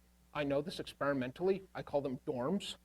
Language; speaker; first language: English; native; English